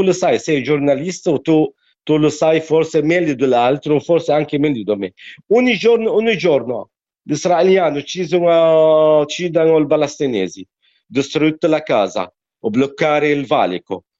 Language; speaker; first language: Italian; non-native, learner; Arabic